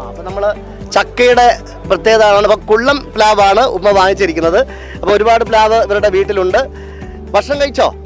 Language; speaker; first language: Malayalam; native; Malayalam